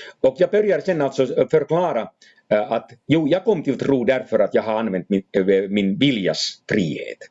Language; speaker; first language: Swedish; non-native, fluent; Finnish